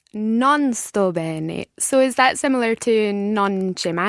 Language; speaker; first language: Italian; non-native, learner; English